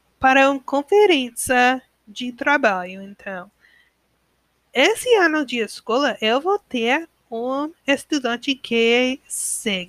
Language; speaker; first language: Portuguese; non-native, learner; English